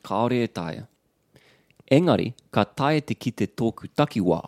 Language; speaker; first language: Māori; non-native, local second language; English